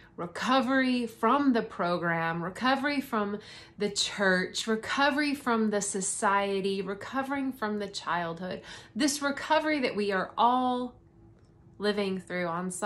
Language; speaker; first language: English; native; English